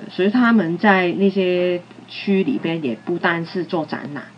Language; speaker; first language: Chinese; non-native, local second language; Cantonese